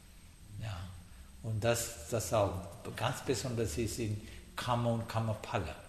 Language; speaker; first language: German; non-native, learner; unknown